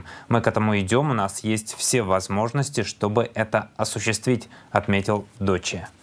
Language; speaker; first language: Russian; native; Russian